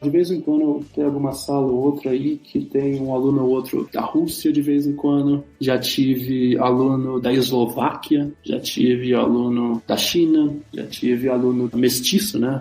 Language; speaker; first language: Portuguese; native; Portuguese